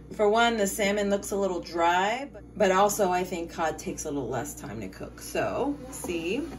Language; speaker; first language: English; native; English